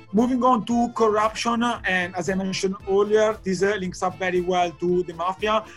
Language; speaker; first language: English; non-native, fluent; Italian